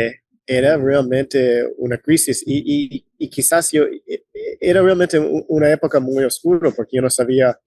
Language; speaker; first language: Spanish; non-native, fluent; English